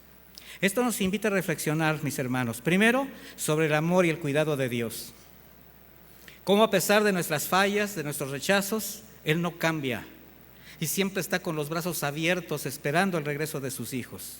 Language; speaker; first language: Spanish; native; Spanish